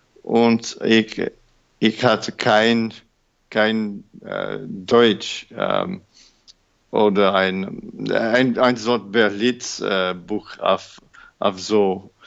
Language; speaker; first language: German; non-native, learner; English